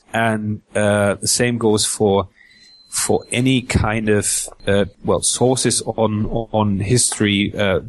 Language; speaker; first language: English; non-native, fluent; German